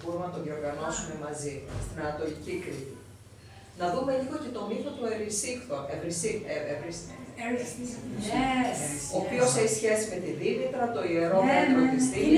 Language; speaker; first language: Greek; native; Greek